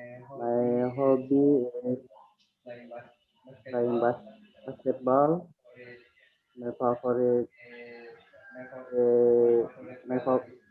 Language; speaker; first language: English; non-native, learner; Indonesian